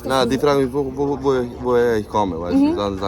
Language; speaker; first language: German; early bilingual, heritage; German